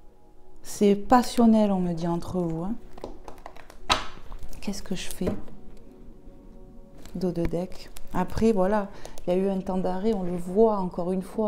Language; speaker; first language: French; native; French